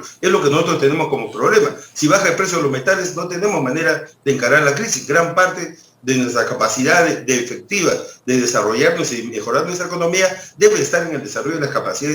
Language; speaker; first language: Spanish; native; Spanish